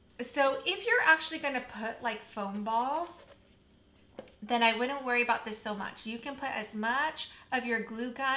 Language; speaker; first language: English; native; English